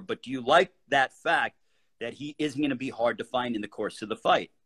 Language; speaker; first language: English; native; English